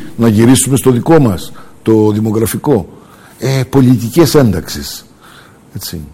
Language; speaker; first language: Greek; early bilingual, heritage; Greek